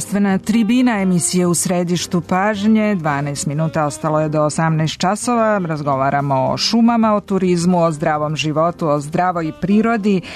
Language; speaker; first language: Serbian; native; Serbian